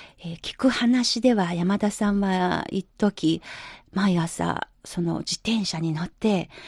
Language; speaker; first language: Japanese; non-native, fluent; Chinese